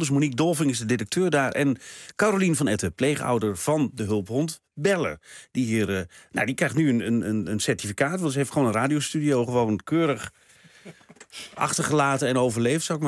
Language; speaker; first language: Dutch; native; Dutch